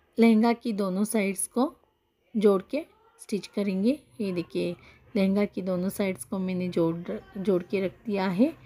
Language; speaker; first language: Hindi; non-native, local second language; Kannada